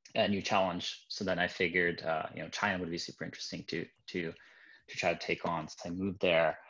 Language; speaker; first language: English; non-native, fluent; Norwegian